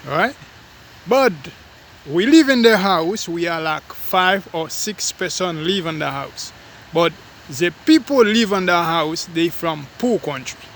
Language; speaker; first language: English; non-native, learner; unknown